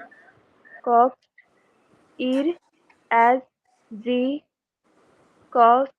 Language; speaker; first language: German; non-native, learner; Hindi